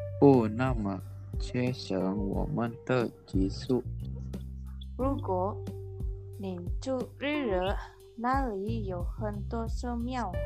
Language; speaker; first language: Chinese; non-native, learner; Indonesian